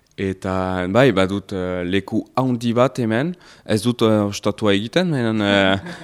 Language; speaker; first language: Basque; non-native, local second language; French